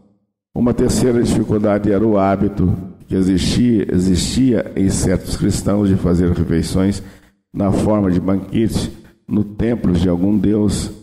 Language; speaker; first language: Portuguese; native; Portuguese